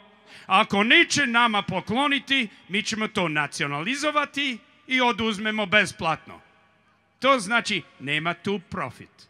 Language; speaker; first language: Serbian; early bilingual, heritage; Serbian